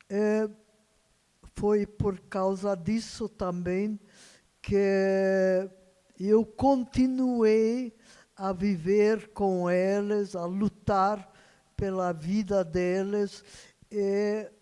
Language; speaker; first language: Portuguese; non-native, fluent; Hungarian